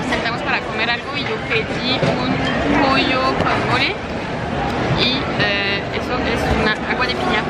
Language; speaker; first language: Spanish; non-native, fluent; French